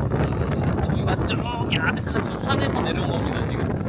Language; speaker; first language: Korean; native; Korean